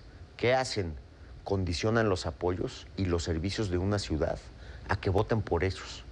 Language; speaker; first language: Spanish; native; Spanish